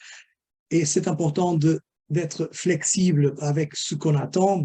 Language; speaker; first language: French; non-native, fluent; Portuguese